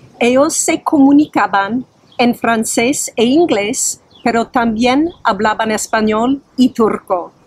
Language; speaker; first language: Spanish; non-native, fluent; English